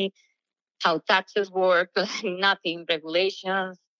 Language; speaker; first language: English; non-native, fluent; Spanish